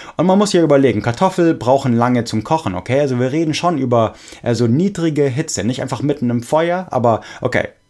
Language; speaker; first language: German; non-native, fluent; English